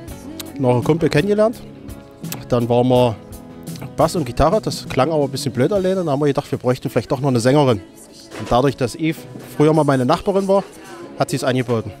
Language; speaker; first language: German; native; German